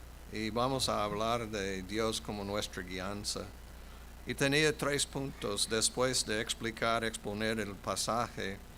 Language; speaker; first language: Spanish; non-native, fluent; English